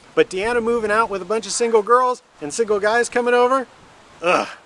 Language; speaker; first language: English; native; English